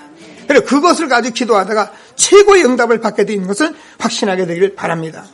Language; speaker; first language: Korean; native; Korean